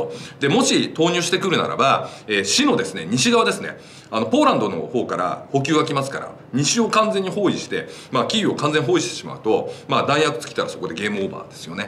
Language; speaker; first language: Japanese; native; Japanese